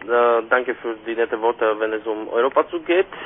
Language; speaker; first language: German; non-native, fluent; Slovak